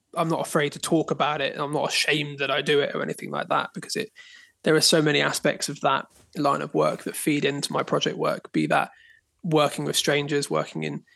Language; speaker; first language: English; native; English